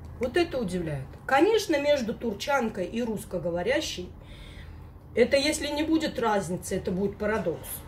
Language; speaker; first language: Russian; native; Russian